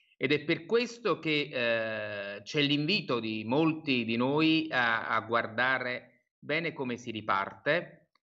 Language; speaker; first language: Italian; native; Italian